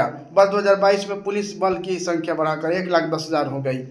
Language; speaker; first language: Hindi; native; Hindi